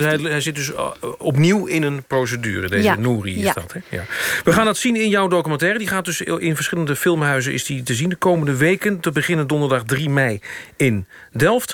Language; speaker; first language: Dutch; native; Dutch